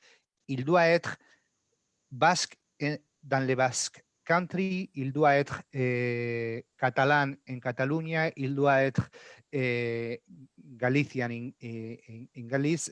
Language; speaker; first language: French; non-native, learner; Spanish